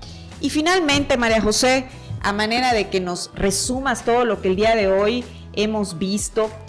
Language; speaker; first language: Spanish; native; Spanish